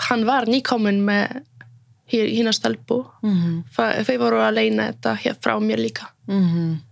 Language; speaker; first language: Icelandic; non-native, fluent; Polish